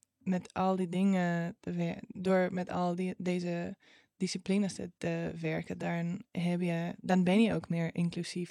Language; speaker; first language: Dutch; non-native, fluent; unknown